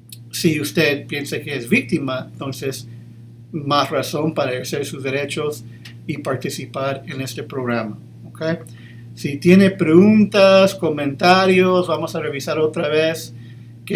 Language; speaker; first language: Spanish; early bilingual, heritage; English